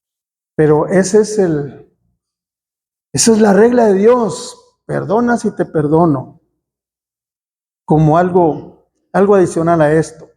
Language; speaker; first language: Spanish; native; Spanish